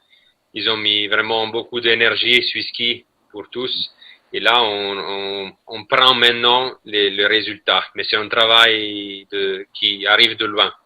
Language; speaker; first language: French; non-native, fluent; Italian